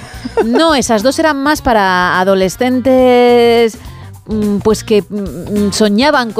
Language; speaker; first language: Spanish; native; Spanish